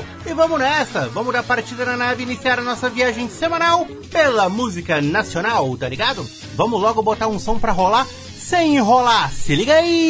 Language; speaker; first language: Portuguese; native; Portuguese